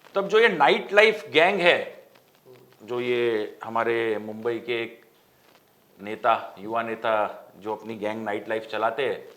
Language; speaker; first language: Hindi; non-native, local second language; Marathi